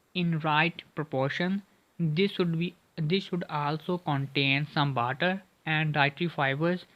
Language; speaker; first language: English; non-native, local second language; Punjabi